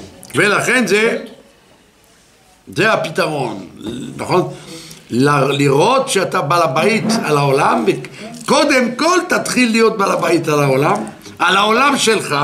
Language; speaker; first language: Hebrew; non-native, fluent; French